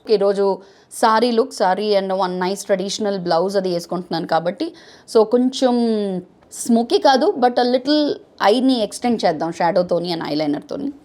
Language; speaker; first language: Telugu; non-native, fluent; Bangla